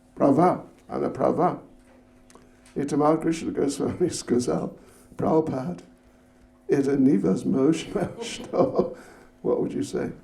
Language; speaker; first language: Russian; non-native, learner; English